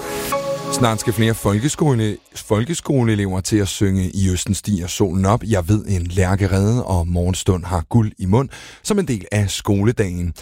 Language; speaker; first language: Danish; native; Danish